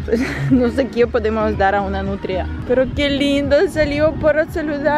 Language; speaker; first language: Spanish; non-native, fluent; Russian